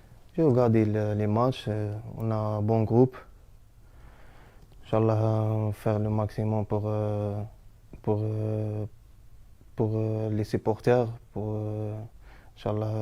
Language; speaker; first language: French; non-native, learner; Arabic